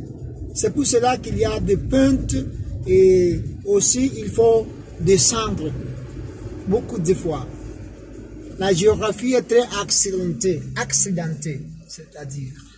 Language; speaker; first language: French; non-native, fluent; Spanish